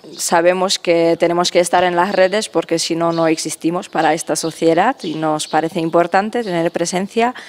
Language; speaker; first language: Spanish; non-native, fluent; Czech